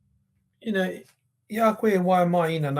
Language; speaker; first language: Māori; non-native, local second language; English